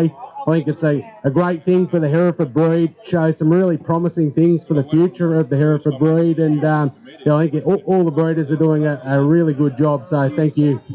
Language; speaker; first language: English; native; English